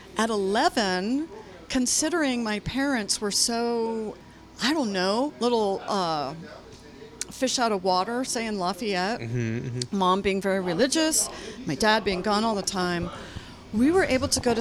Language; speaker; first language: English; native; English